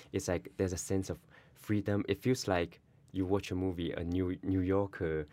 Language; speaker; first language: English; non-native, learner; Chinese